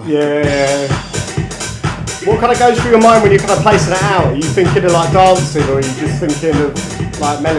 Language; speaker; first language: English; native; English